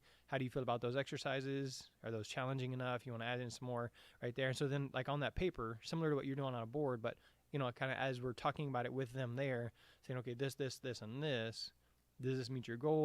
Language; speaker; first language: English; native; English